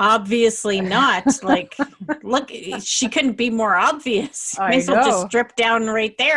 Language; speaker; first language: English; native; English